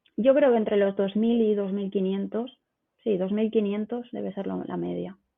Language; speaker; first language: Spanish; native; Spanish